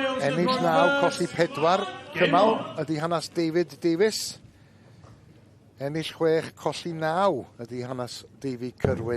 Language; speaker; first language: Welsh; native; Welsh